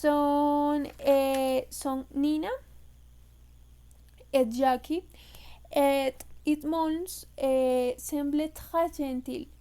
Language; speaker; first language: French; non-native, learner; Spanish